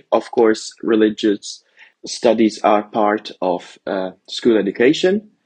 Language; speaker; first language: English; early bilingual, other home language; Italian